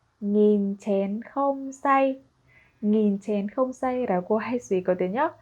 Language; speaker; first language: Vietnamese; non-native, fluent; Korean